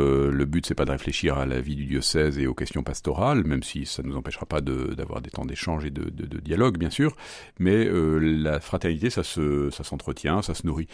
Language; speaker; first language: French; native; French